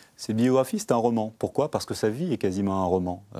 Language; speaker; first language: French; native; French